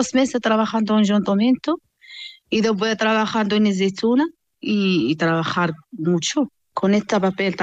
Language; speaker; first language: Spanish; non-native, learner; Arabic